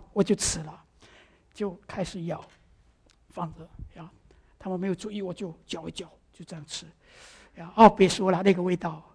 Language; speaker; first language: Chinese; early bilingual, heritage; Chinese